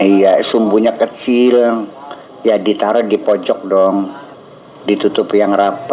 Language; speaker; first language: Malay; non-native, local second language; Javanese